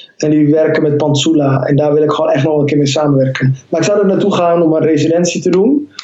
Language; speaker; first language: Dutch; early bilingual, other home language; Somali